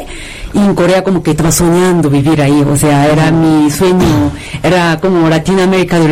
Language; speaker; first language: Spanish; non-native, fluent; Korean